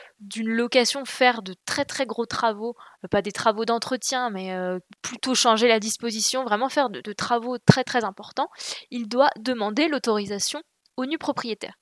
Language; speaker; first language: French; native; French